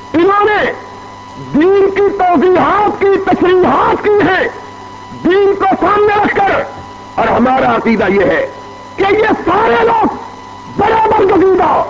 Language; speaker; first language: Urdu; non-native, local second language; Punjabi